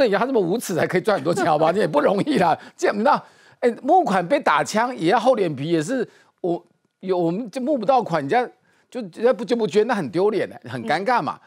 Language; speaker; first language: Chinese; native; Chinese